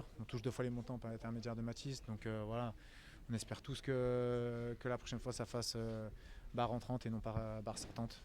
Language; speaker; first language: French; native; French